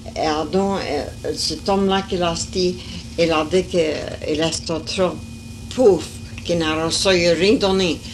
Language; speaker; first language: French; early bilingual, heritage; French